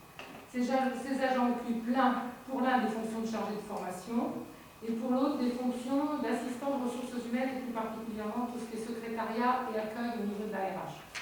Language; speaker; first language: French; native; French